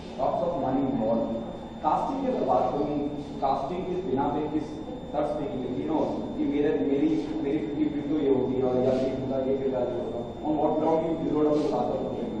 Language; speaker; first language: Hindi; native; Hindi